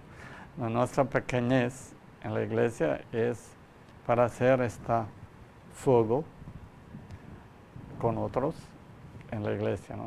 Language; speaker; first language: Spanish; non-native, learner; Malayalam